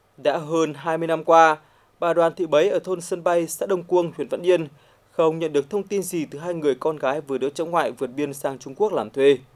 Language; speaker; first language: Vietnamese; native; Vietnamese